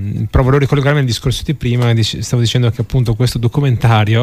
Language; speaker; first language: Italian; native; Italian